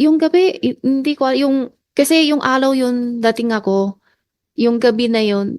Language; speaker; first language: Filipino; non-native, learner; Chinese